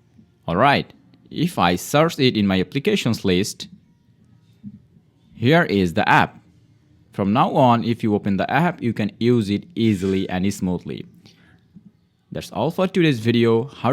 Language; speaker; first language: English; non-native, fluent; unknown